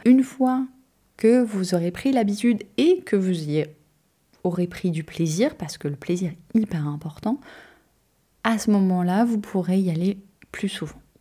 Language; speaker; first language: French; native; French